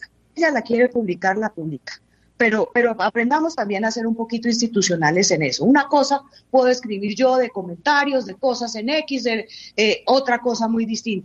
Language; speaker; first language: Spanish; native; Spanish